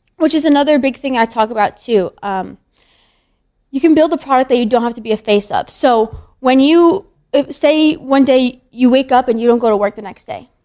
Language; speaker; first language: English; native; English